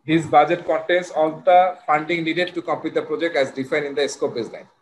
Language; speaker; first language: English; non-native, local second language; Bangla